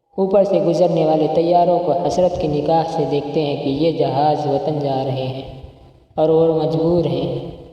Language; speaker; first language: Urdu; non-native, local second language; Punjabi